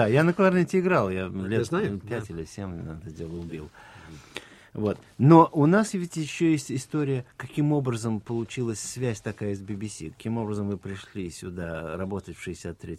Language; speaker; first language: Russian; native; Russian